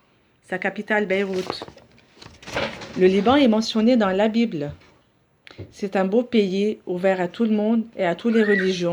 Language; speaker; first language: French; non-native, local second language; Arabic